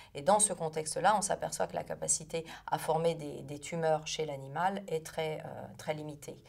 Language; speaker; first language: French; native; French